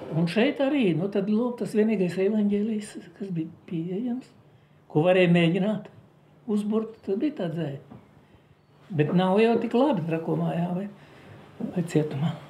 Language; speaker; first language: Latvian; native; Latvian